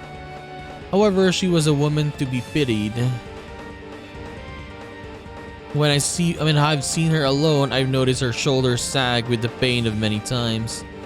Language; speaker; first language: English; native; English